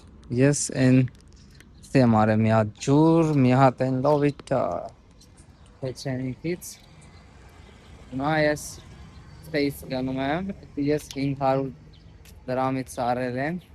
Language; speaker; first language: Armenian; non-native, learner; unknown